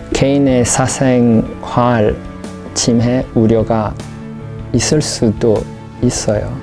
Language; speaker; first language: Korean; non-native, fluent; English